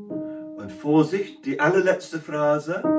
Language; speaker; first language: German; non-native, learner; English